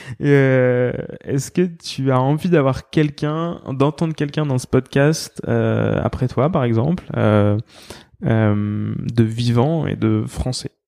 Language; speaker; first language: French; native; French